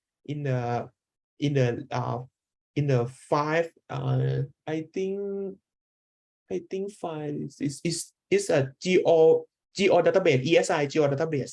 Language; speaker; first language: English; non-native, learner; Thai